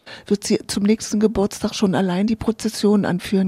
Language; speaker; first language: German; native; German